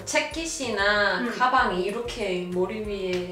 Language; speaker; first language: Korean; non-native, fluent; English